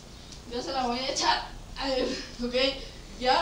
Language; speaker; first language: Spanish; native; Spanish